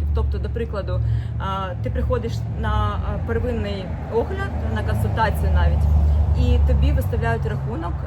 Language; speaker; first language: Ukrainian; non-native, local second language; Russian